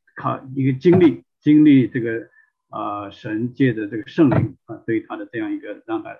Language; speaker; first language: Chinese; native; Chinese